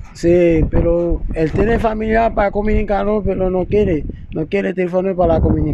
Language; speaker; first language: Spanish; non-native, learner; Haitian Creole